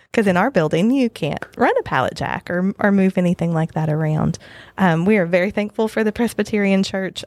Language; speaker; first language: English; native; English